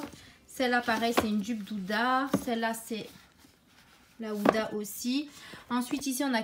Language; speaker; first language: French; native; French